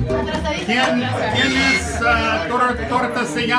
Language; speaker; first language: Spanish; non-native, learner; English